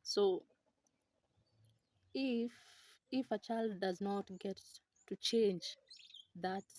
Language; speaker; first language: English; non-native, local second language; Swahili